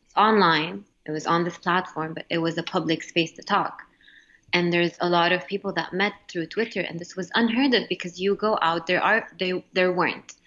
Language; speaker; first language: English; non-native, fluent; Arabic